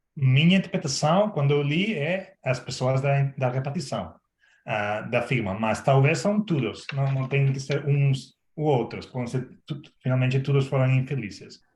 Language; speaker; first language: Portuguese; non-native, fluent; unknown